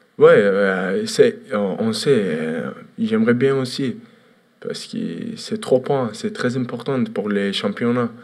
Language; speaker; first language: French; non-native, learner; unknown